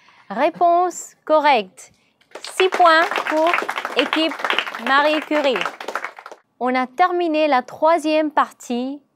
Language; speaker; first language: French; non-native, learner; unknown